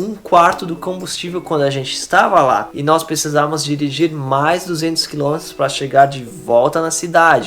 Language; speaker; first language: Portuguese; native; Portuguese